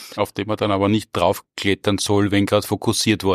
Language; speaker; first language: German; native; German